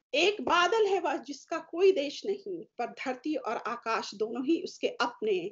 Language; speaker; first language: Hindi; native; Hindi